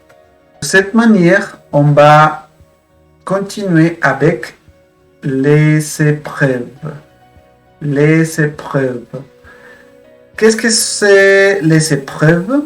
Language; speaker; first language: French; non-native, fluent; Spanish